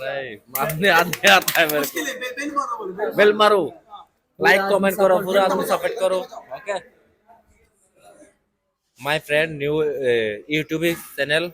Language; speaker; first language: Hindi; non-native, learner; Bangla